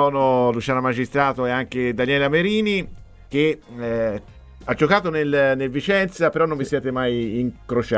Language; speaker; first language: Italian; native; Italian